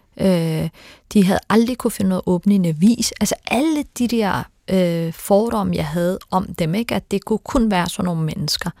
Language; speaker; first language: Danish; early bilingual, other home language; Turkish